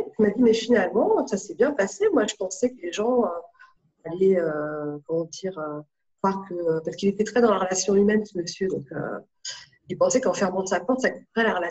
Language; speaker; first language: French; native; French